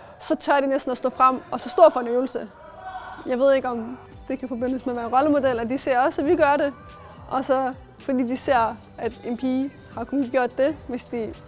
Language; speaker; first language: Danish; early bilingual, other home language; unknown